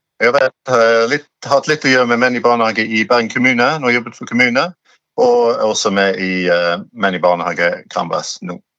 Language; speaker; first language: Norwegian; non-native, fluent; English